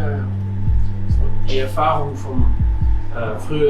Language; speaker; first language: German; non-native, fluent; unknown